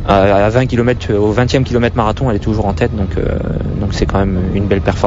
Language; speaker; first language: French; native; French